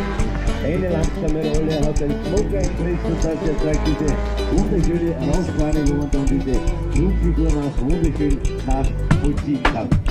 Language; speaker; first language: German; native; German